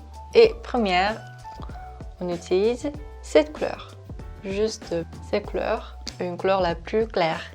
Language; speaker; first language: French; non-native, fluent; Korean